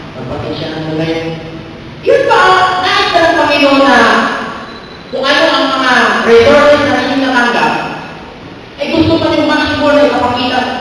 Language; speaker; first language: Filipino; non-native, local second language; Cebuano